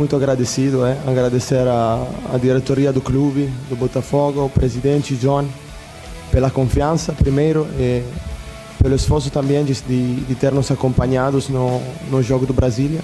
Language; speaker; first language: Portuguese; non-native, learner; Italian